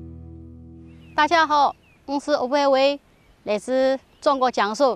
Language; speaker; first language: Chinese; native; Chinese